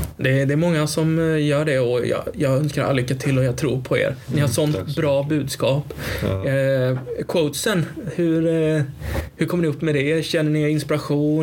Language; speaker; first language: Swedish; native; Swedish